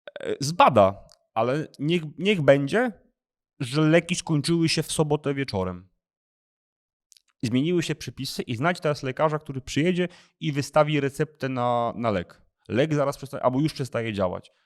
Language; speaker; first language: Polish; native; Polish